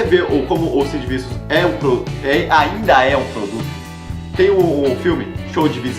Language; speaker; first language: Portuguese; native; Portuguese